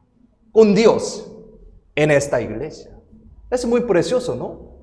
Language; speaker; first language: Spanish; non-native, fluent; Korean